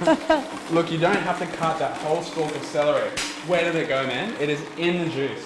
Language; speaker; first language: English; native; English